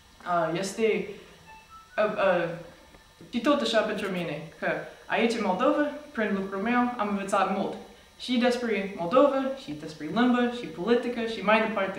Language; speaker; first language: Romanian; non-native, fluent; English